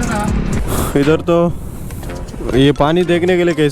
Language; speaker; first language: Hindi; non-native, local second language; Malayalam